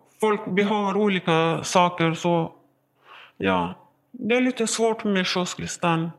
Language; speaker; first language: Swedish; non-native, learner; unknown